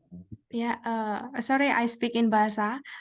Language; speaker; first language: English; non-native, fluent; Indonesian